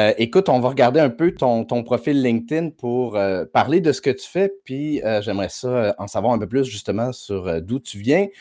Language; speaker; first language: French; native; French